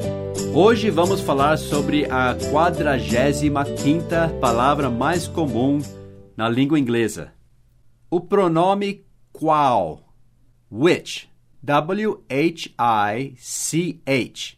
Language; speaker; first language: Portuguese; non-native, fluent; English